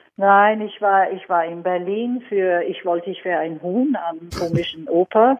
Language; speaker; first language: German; non-native, fluent; Swedish